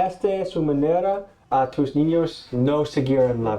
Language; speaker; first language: Spanish; non-native, learner; English